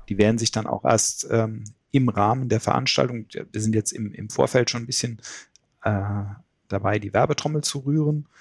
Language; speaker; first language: German; native; German